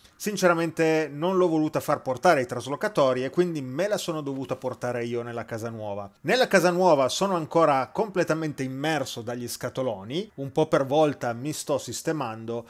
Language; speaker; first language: Italian; native; Italian